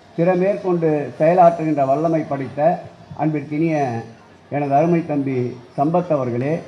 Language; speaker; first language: Tamil; native; Tamil